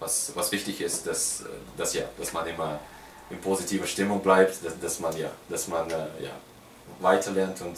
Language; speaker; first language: German; non-native, fluent; Russian